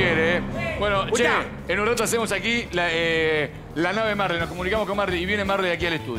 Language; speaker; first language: Spanish; native; Spanish